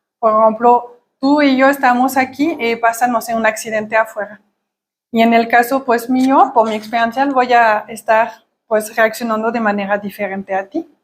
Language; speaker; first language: Spanish; non-native, fluent; French